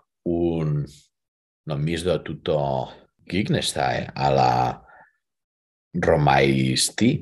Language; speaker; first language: Greek; non-native, learner; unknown